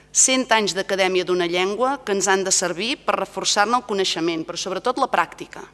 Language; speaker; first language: Catalan; native; Catalan